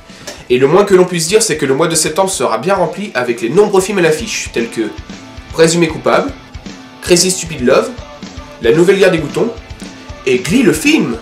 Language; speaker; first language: French; native; French